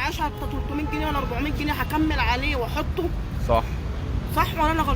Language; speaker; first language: Arabic; native; Arabic